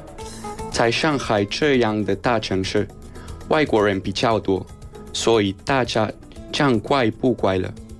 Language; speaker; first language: Chinese; non-native, fluent; Spanish